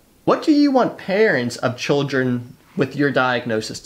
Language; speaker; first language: English; native; English